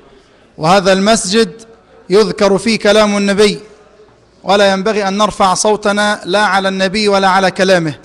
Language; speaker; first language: Arabic; native; Arabic